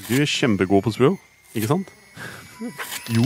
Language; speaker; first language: Danish; native; Danish